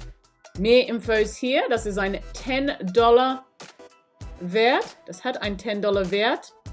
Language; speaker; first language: German; non-native, learner; English